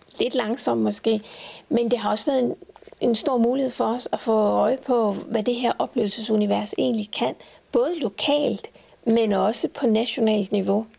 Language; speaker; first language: Danish; native; Danish